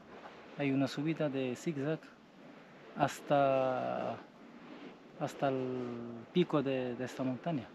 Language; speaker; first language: Spanish; non-native, fluent; Arabic